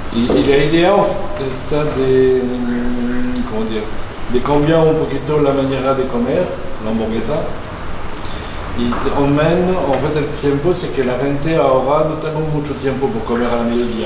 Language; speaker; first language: Spanish; non-native, learner; French